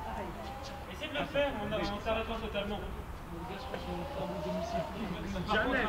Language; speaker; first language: French; native; French